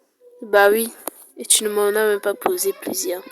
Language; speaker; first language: French; native; French